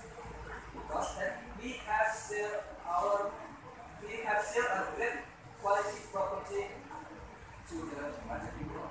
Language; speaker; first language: English; non-native, learner; Indonesian